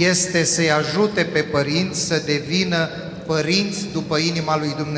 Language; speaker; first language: Romanian; non-native, fluent; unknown